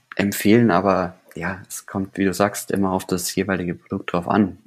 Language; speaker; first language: German; native; German